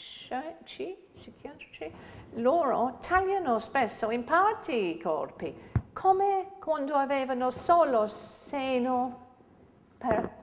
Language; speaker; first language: Italian; non-native, fluent; English